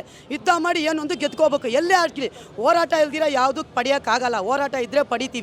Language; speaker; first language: Kannada; native; Kannada